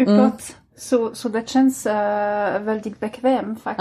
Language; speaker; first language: Swedish; non-native, fluent; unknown